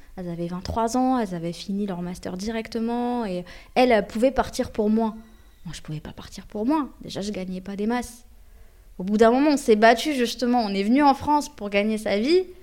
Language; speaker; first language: French; early bilingual, other home language; Arabic